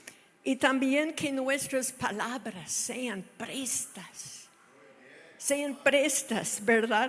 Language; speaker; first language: Spanish; non-native, fluent; English